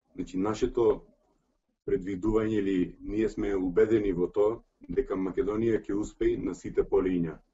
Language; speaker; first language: Macedonian; early bilingual, heritage; Macedonian